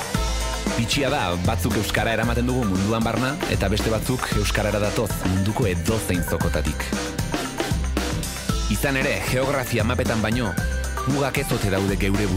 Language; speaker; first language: Basque; native; Basque